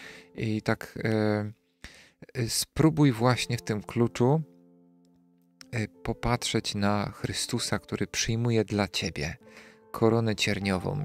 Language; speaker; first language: Polish; native; Polish